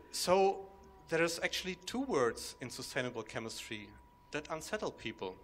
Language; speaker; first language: English; non-native, fluent; German